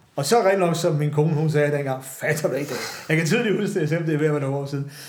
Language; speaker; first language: Danish; native; Danish